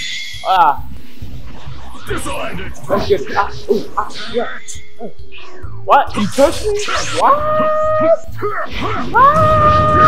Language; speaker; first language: English; native; English